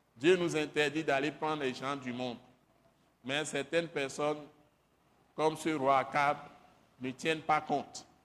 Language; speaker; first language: French; non-native, local second language; Ewe